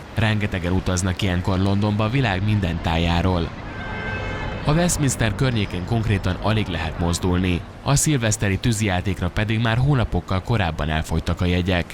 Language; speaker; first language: Hungarian; native; Hungarian